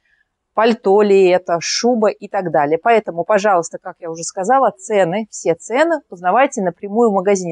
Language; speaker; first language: Russian; native; Russian